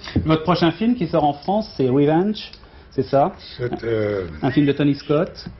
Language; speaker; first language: French; native; French